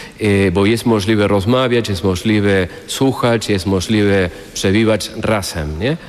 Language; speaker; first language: Polish; non-native, fluent; Spanish